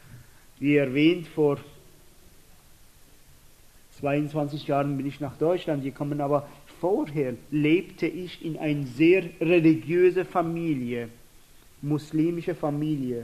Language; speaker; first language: German; non-native, fluent; Persian